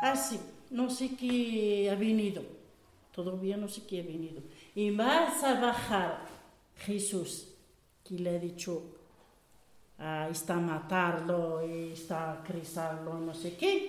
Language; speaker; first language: Spanish; non-native, learner; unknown